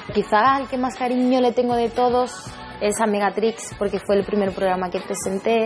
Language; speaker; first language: Spanish; native; Spanish